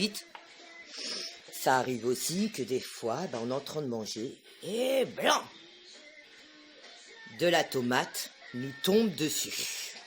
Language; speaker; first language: French; native; French